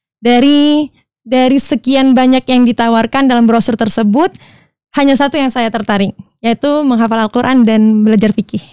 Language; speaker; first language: Indonesian; native; Indonesian